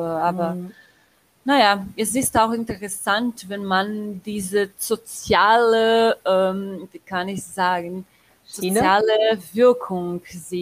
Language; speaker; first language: German; non-native, learner; Portuguese